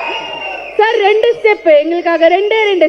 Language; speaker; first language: Tamil; native; Tamil